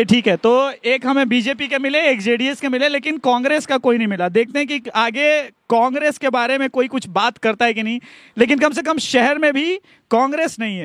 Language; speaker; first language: Hindi; native; Hindi